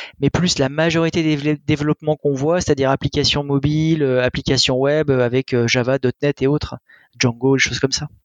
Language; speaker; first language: French; native; French